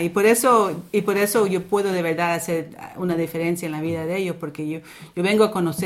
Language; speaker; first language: Spanish; early bilingual, other home language; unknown